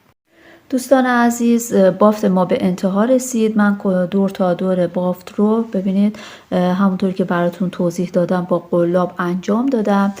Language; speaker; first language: Persian; native; Persian